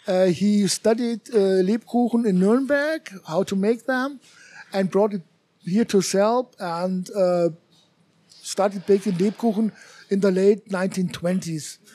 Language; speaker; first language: English; non-native, fluent; German